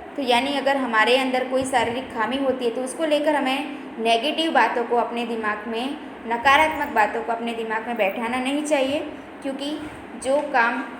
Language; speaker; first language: Hindi; non-native, local second language; Gujarati